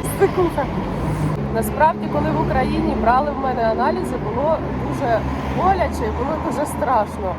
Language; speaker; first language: Ukrainian; non-native, local second language; Russian